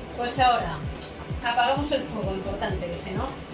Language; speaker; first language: Spanish; native; Spanish